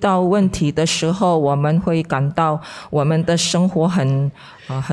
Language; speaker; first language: Chinese; non-native, fluent; Indonesian